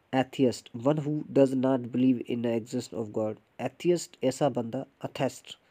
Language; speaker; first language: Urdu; non-native, local second language; Sindhi